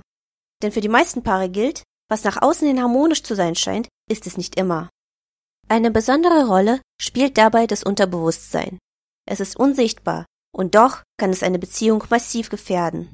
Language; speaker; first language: German; native; German